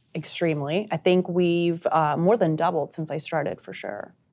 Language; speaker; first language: English; non-native, fluent; Spanish